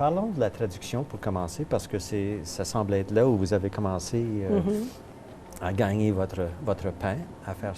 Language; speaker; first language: French; native; French